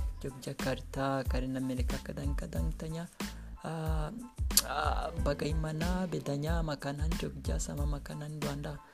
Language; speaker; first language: Indonesian; non-native, learner; Kinyarwanda